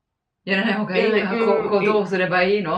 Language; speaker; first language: Japanese; non-native, fluent; Italian